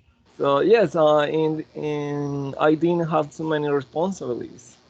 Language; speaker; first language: English; non-native, learner; Spanish